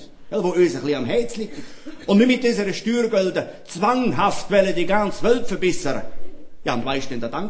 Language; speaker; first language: German; native; German